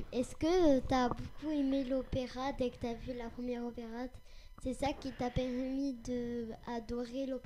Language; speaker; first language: French; native; French